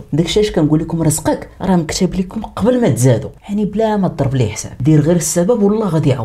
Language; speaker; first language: Arabic; native; Arabic